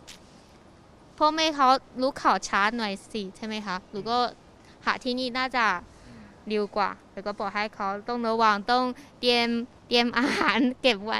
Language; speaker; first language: Thai; non-native, learner; Chinese